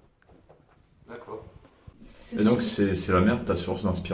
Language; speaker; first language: French; native; French